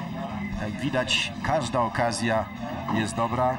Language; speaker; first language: Polish; native; Polish